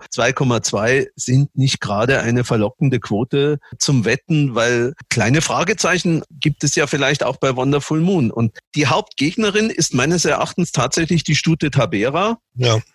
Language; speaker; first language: German; native; German